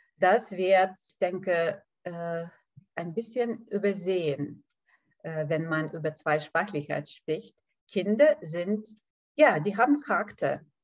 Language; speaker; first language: German; non-native, fluent; Lithuanian